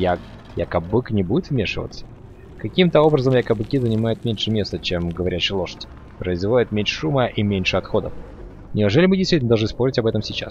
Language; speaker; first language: Russian; native; Russian